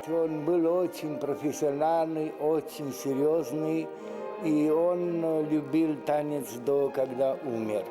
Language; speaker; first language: Russian; non-native, learner; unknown